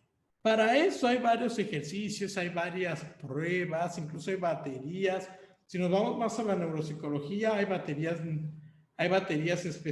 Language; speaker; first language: Spanish; native; Spanish